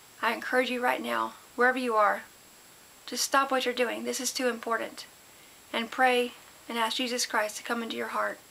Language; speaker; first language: English; native; English